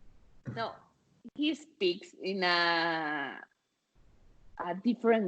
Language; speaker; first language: English; non-native, fluent; Spanish